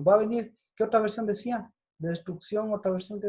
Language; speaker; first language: Spanish; native; Spanish